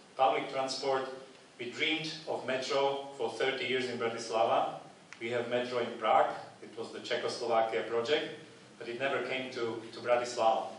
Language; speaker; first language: English; non-native, fluent; Slovak